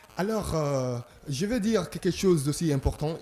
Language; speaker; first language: French; non-native, fluent; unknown